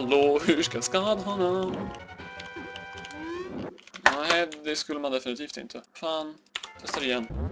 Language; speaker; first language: Swedish; native; Swedish